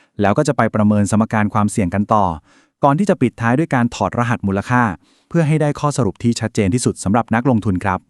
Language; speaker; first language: Thai; native; Thai